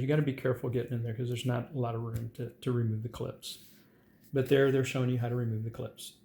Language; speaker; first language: English; native; English